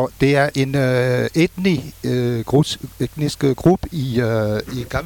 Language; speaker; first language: Danish; non-native, fluent; French